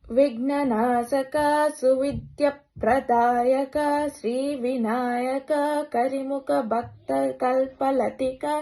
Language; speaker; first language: Telugu; early bilingual, heritage; Telugu